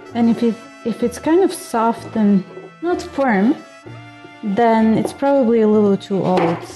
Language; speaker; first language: English; non-native, fluent; Bulgarian